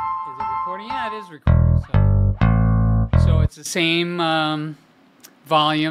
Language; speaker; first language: English; native; English